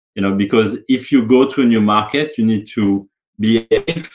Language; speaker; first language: English; non-native, fluent; French